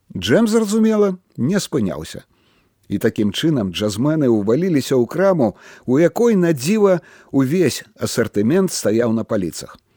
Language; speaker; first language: Belarusian; native; Belarusian